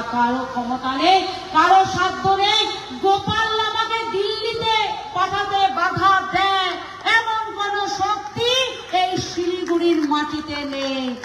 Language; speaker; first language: Bangla; non-native, local second language; Nepali